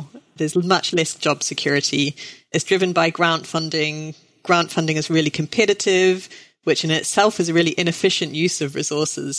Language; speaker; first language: English; native; English